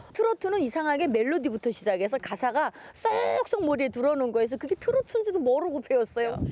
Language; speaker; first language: Korean; native; Korean